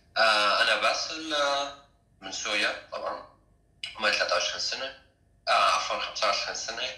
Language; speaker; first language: Arabic; native; Arabic